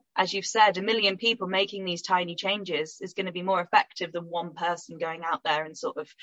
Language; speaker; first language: English; native; English